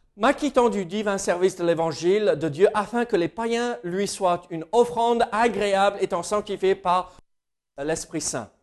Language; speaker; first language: French; non-native, fluent; English